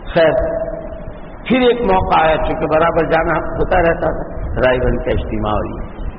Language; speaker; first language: Urdu; native; Urdu